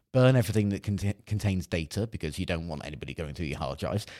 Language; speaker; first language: English; native; English